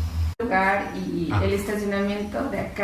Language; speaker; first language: Spanish; native; Spanish